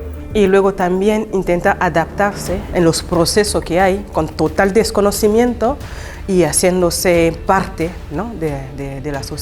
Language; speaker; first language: Spanish; non-native, fluent; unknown